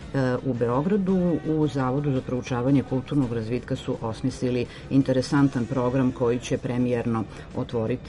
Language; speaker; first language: Serbian; native; Serbian